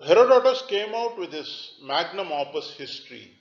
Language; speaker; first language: English; non-native, local second language; Tamil